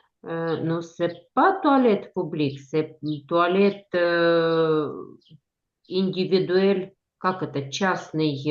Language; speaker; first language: French; non-native, learner; Ukrainian